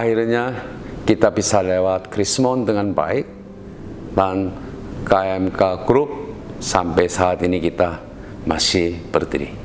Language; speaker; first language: Indonesian; non-native, learner; Korean